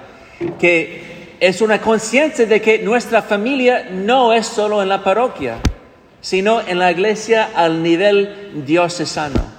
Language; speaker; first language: Spanish; non-native, fluent; English